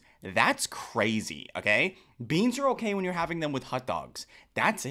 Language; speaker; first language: English; native; English